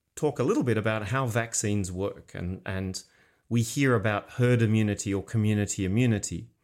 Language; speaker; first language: English; native; English